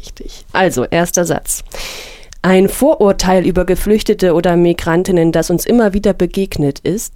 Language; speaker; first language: German; native; German